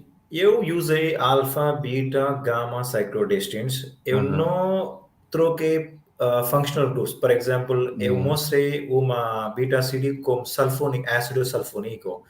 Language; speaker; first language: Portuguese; non-native, learner; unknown